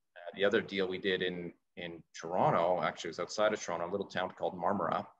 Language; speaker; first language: English; native; English